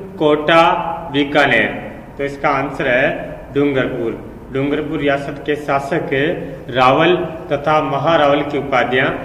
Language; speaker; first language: Hindi; native; Hindi